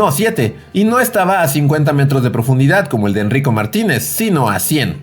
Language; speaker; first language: Spanish; native; Spanish